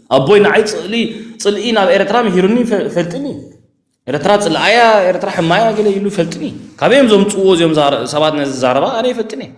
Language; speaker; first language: Tigrinya; early bilingual, heritage; Tigrinya